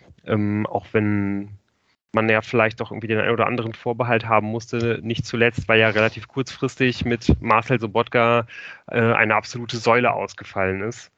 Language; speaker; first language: German; native; German